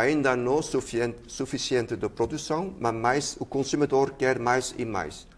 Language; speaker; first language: Portuguese; non-native, fluent; Dutch